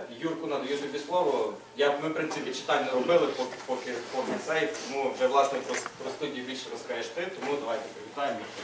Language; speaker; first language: Ukrainian; native; Ukrainian